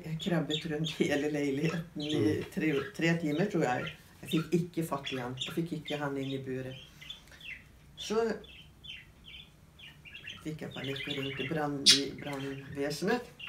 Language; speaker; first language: Norwegian; native; Norwegian